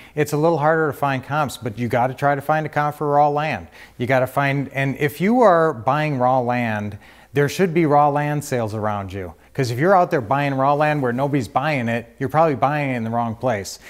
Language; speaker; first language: English; native; English